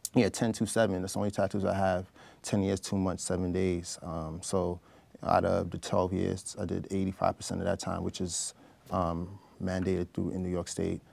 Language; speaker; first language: English; native; English